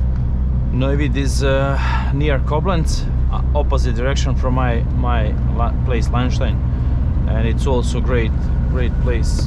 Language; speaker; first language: English; non-native, learner; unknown